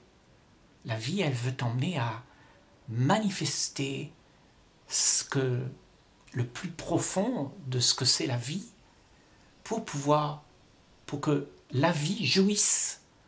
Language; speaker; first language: French; native; French